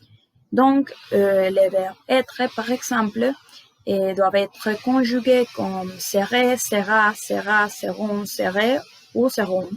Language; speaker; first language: French; non-native, learner; Spanish